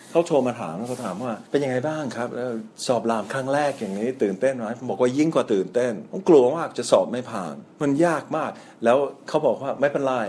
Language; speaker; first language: Thai; non-native, fluent; English